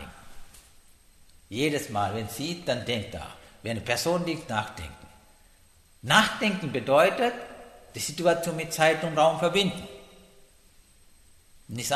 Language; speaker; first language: German; non-native, learner; Sinhala